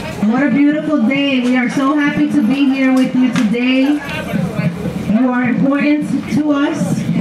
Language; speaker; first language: English; native; English